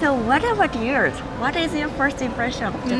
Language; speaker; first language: English; non-native, learner; Japanese